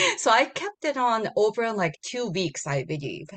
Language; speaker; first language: English; non-native, learner; Japanese